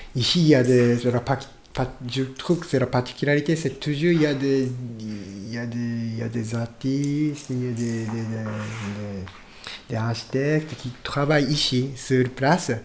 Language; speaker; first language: French; non-native, fluent; Japanese